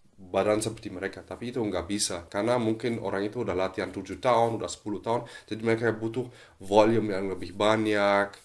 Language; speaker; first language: Indonesian; non-native, fluent; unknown